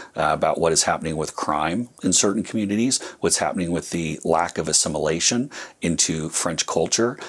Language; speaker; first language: English; native; English